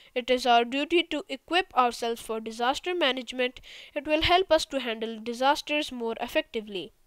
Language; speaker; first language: English; non-native, local second language; Urdu